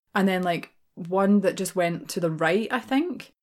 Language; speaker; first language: English; native; English